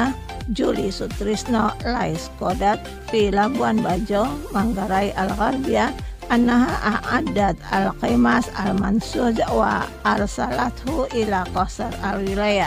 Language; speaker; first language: Arabic; non-native, learner; Indonesian